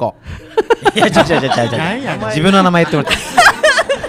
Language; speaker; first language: Japanese; native; Japanese